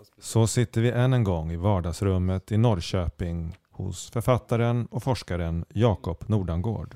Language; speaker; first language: Swedish; native; Swedish